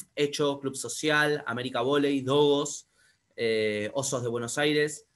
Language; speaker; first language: Spanish; native; Spanish